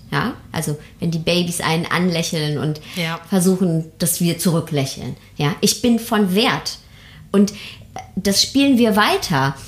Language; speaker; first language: German; early bilingual, other home language; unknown